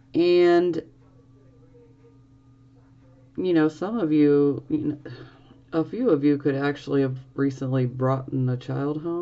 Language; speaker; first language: English; native; English